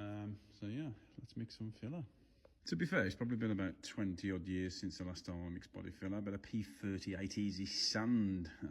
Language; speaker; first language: English; native; English